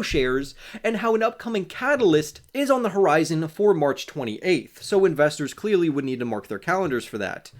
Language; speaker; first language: English; native; English